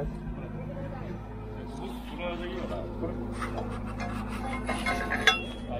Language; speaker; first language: Japanese; native; Japanese